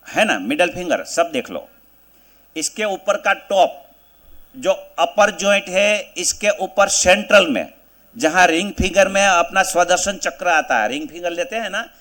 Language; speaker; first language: Hindi; non-native, local second language; Gujarati